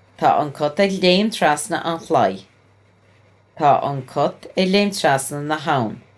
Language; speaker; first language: Irish; native; Irish